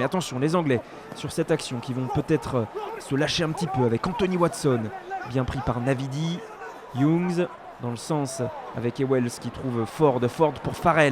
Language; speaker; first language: French; native; French